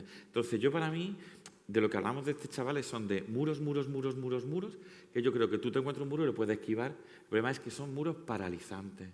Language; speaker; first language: Spanish; native; Spanish